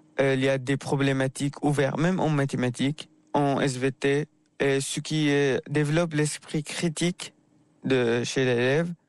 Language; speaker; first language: French; non-native, fluent; Arabic